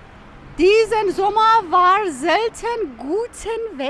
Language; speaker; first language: German; non-native, fluent; Persian